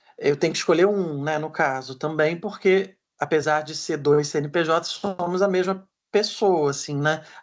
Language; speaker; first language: Portuguese; native; Portuguese